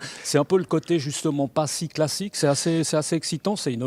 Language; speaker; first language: French; native; French